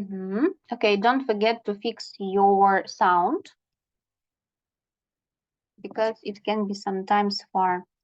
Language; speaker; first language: English; non-native, fluent; Russian